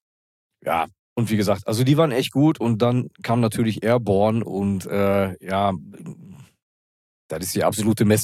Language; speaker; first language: German; native; German